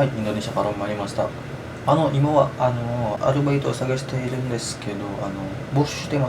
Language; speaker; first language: Japanese; non-native, learner; Indonesian